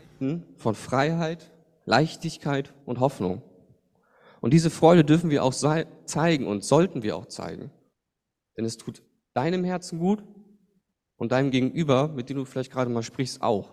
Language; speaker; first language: German; native; German